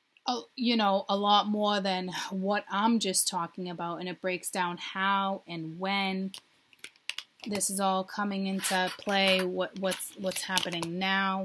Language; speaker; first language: English; native; English